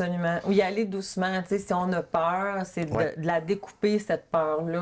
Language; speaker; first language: French; native; French